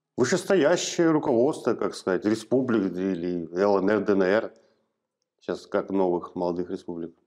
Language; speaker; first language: Russian; native; Russian